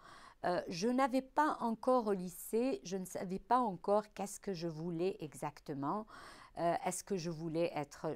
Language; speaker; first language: French; non-native, local second language; Arabic